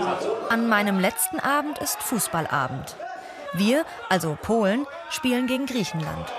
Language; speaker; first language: German; native; German